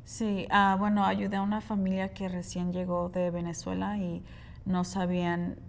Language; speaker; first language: Spanish; early bilingual, heritage; Spanish